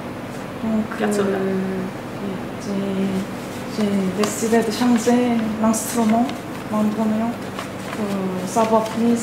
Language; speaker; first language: French; non-native, learner; Korean